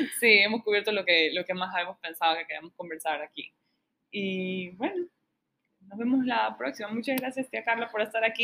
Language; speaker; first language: Spanish; native; Spanish